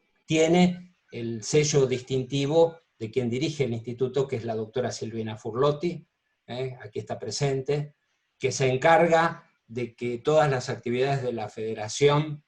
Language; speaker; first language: Spanish; native; Spanish